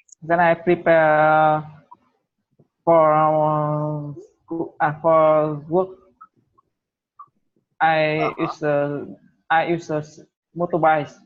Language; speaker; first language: English; non-native, learner; Vietnamese